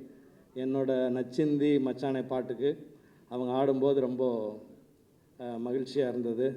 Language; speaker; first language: Tamil; native; Tamil